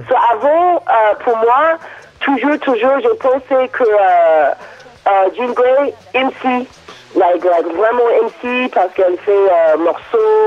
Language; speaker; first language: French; non-native, learner; English